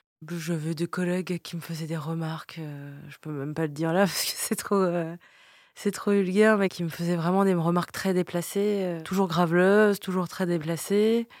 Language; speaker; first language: French; early bilingual, other home language; Vietnamese